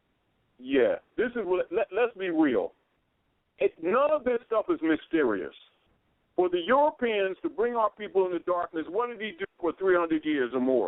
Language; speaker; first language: English; native; English